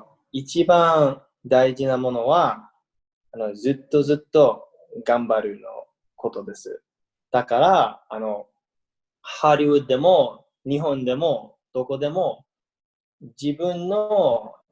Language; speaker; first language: Japanese; early bilingual, heritage; English